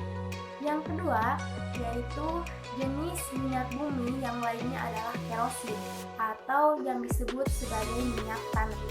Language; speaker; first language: Indonesian; native; Indonesian